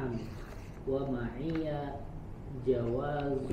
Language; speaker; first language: Arabic; non-native, learner; Indonesian